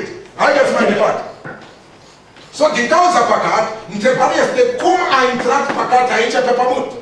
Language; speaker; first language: Romanian; non-native, learner; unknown